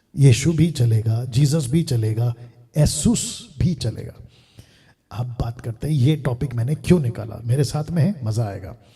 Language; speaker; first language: Hindi; non-native, local second language; Telugu